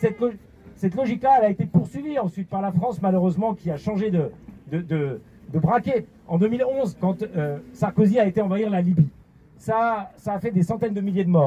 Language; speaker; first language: French; native; French